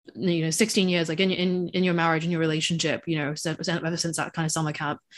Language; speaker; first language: English; non-native, local second language; Cantonese